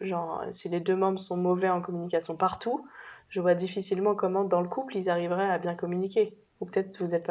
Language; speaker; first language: French; native; French